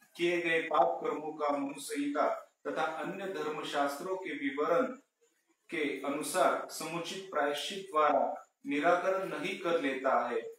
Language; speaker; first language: Hindi; non-native, local second language; Marathi